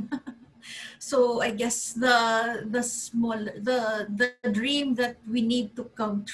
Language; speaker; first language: English; non-native, local second language; Cebuano